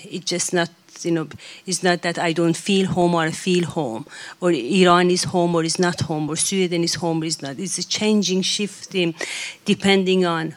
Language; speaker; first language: English; non-native, fluent; Persian